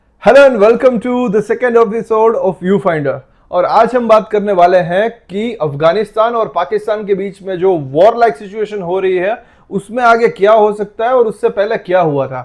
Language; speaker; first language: Hindi; non-native, local second language; Gujarati